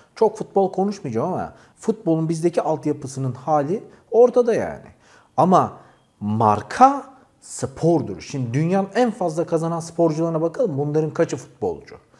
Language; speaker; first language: Turkish; native; Turkish